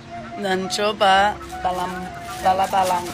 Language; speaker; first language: Indonesian; non-native, learner; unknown